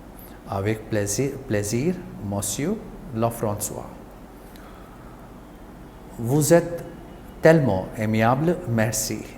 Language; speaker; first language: French; non-native, learner; Hindi